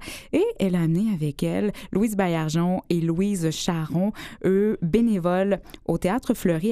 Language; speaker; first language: French; native; French